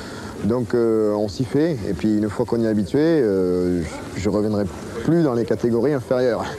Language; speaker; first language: French; native; French